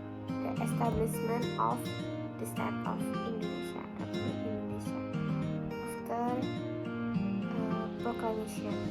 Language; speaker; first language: English; non-native, learner; Indonesian